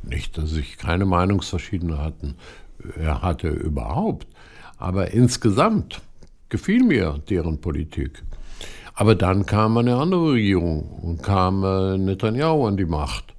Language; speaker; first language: German; non-native, fluent; Hebrew